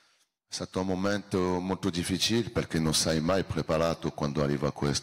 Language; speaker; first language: Italian; non-native, learner; French